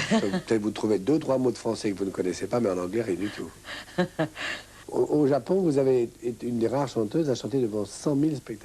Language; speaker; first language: French; native; French